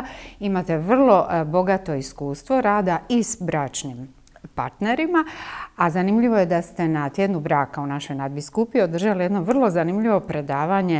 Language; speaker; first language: Croatian; native; Croatian